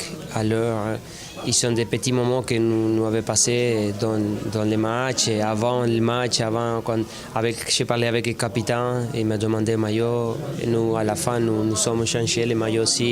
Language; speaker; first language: French; non-native, fluent; Spanish